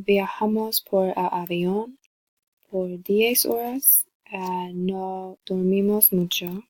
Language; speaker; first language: Spanish; non-native, learner; English